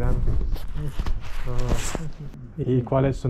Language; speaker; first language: Spanish; non-native, learner; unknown